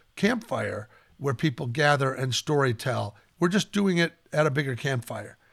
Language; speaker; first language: English; native; English